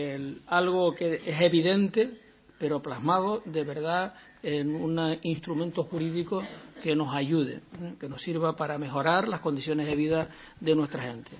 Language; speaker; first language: Spanish; native; Spanish